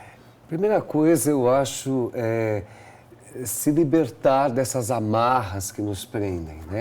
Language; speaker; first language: Portuguese; native; Portuguese